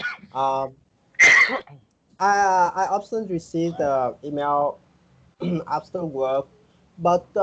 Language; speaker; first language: English; non-native, learner; Vietnamese